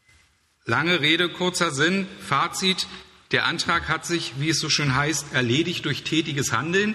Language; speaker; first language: German; native; German